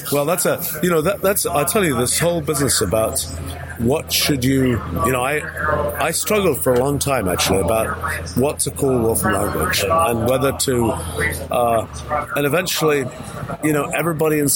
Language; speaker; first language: English; native; English